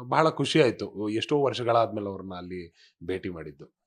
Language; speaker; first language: Kannada; non-native, local second language; Kodava